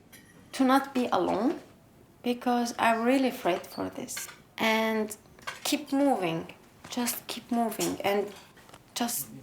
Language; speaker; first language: English; non-native, learner; Arabic